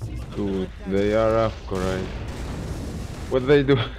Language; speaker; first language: English; non-native, learner; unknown